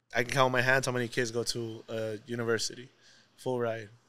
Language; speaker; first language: English; native; English